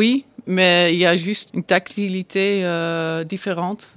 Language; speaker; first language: French; non-native, learner; Dutch